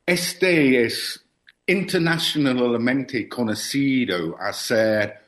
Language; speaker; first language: Spanish; non-native, learner; English